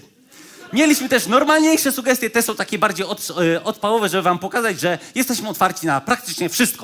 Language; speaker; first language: Polish; native; Polish